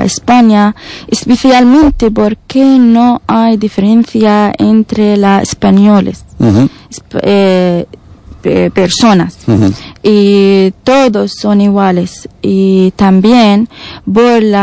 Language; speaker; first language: Spanish; non-native, learner; Arabic